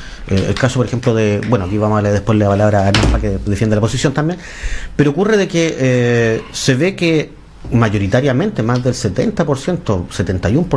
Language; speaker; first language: Spanish; native; Spanish